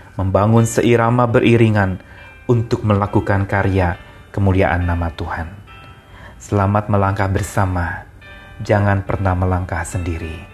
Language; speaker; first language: Indonesian; native; Indonesian